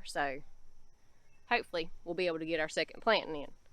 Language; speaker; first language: English; native; English